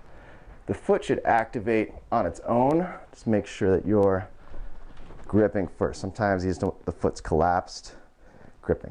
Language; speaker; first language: English; native; English